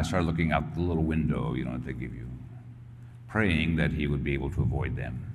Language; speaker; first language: English; early bilingual, other home language; Spanish